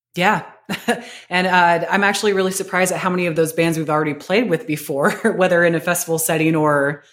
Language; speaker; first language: English; native; English